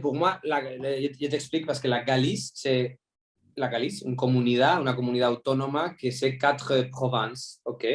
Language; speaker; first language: French; non-native, fluent; Spanish